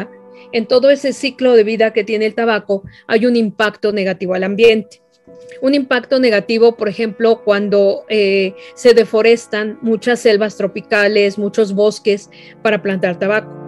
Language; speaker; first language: Spanish; native; Spanish